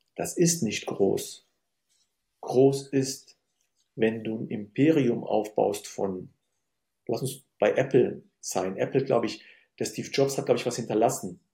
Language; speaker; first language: German; early bilingual, other home language; Arabic